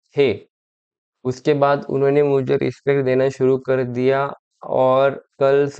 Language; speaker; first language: Hindi; non-native, local second language; Marathi